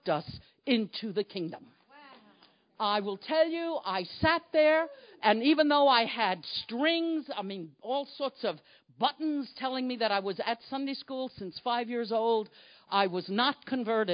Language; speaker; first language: English; native; English